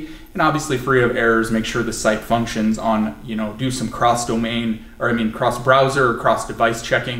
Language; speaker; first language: English; native; English